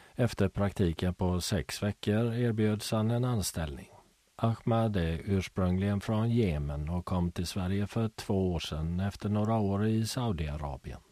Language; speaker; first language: Swedish; native; Swedish